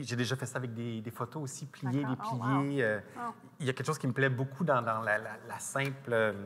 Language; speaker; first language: French; native; French